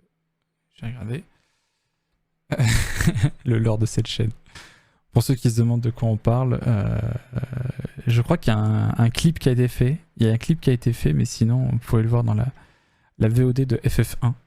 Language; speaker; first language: French; native; French